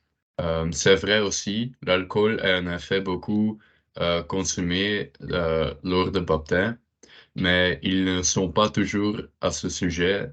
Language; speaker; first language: French; non-native, learner; Dutch